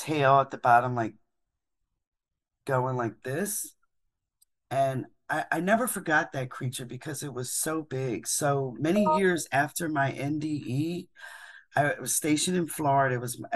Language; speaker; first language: English; native; English